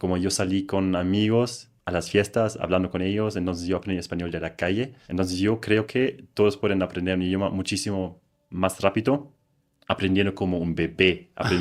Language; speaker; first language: Spanish; non-native, fluent; German